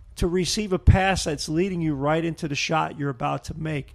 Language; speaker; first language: English; native; English